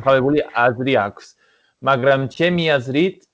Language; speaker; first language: Georgian; non-native, learner; English